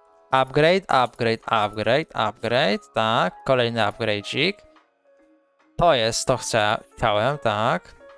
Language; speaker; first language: Polish; native; Polish